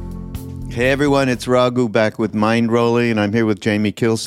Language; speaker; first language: English; native; English